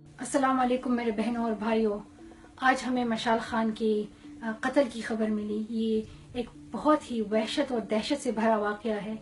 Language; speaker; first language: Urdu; non-native, local second language; Pashto